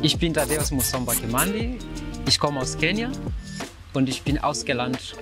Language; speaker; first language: German; non-native, learner; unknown